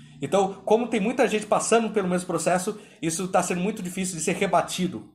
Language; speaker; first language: Portuguese; native; Portuguese